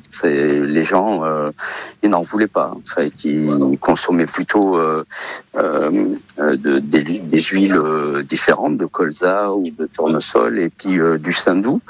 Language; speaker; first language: French; early bilingual, other home language; Portuguese